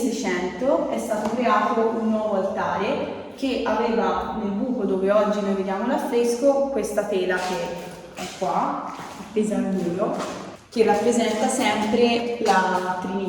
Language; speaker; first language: Italian; native; Italian